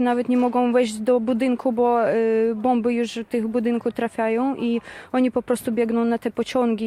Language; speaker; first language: Polish; non-native, fluent; Ukrainian